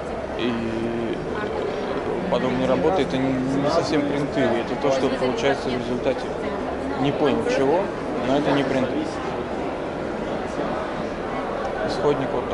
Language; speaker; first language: Russian; native; Russian